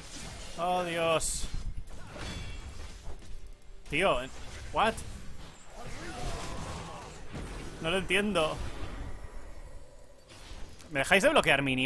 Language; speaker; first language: Spanish; native; Spanish